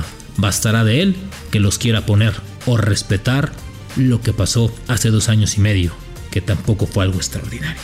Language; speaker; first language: Spanish; native; Spanish